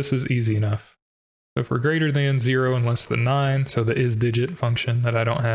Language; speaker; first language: English; native; English